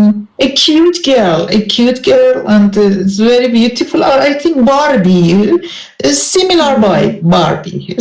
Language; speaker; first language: English; non-native, learner; Persian